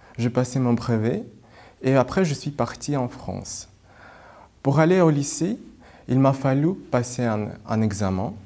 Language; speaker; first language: French; non-native, learner; Russian